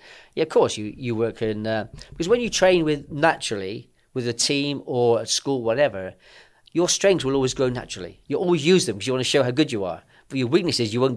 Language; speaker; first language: English; native; English